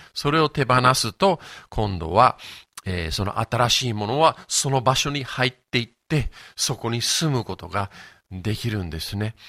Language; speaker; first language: Japanese; non-native, fluent; English